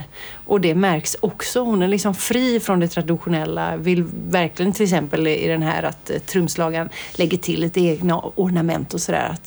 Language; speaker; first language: Swedish; native; Swedish